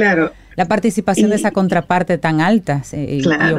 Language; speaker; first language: Spanish; native; Spanish